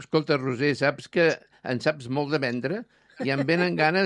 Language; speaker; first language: Catalan; native; Catalan